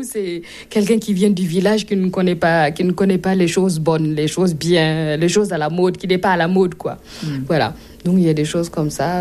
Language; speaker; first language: French; non-native, local second language; Mossi